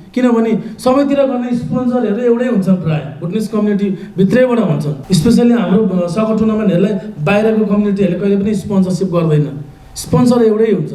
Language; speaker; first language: Nepali; native; Nepali